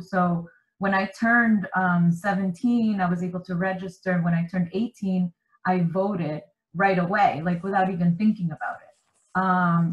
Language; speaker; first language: English; early bilingual, other home language; Spanish